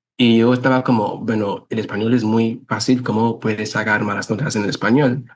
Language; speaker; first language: Spanish; non-native, fluent; English